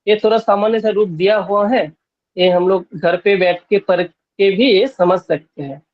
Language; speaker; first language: Hindi; non-native, local second language; Bangla